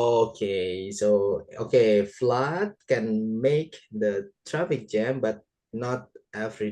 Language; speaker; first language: English; non-native, fluent; Indonesian